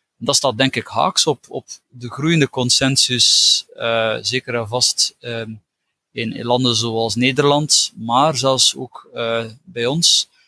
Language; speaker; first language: Dutch; native; Dutch